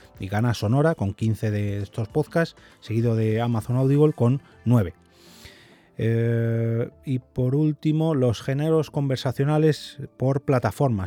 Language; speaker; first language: Spanish; native; Spanish